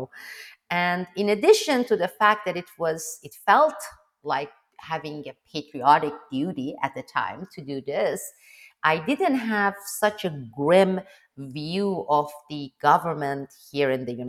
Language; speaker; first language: English; non-native, fluent; Turkish